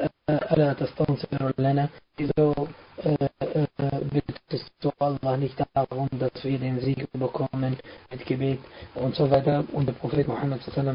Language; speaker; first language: German; non-native, fluent; Arabic